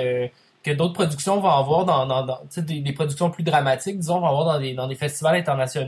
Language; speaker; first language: French; native; French